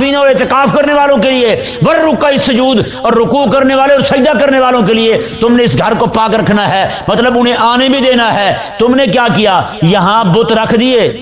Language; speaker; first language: Urdu; non-native, local second language; Punjabi